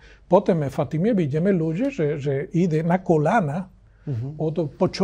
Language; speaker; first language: Polish; non-native, learner; Spanish